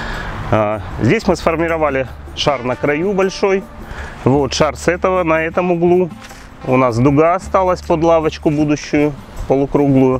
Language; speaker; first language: Russian; native; Russian